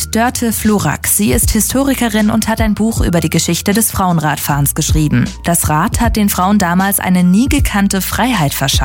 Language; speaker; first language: German; native; German